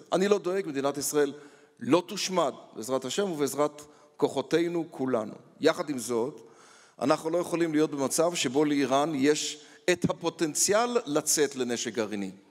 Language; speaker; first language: Hebrew; native; Hebrew